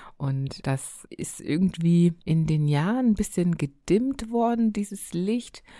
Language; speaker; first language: German; early bilingual, other home language; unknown